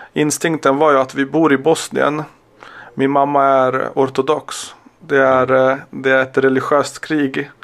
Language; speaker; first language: Swedish; early bilingual, other home language; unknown